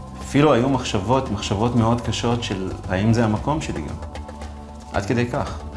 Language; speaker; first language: Hebrew; non-native, local second language; Arabic